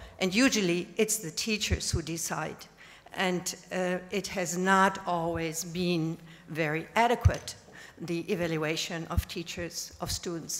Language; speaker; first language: English; non-native, fluent; German